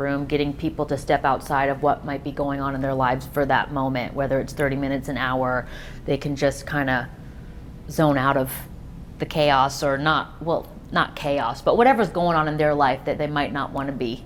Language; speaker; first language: English; native; English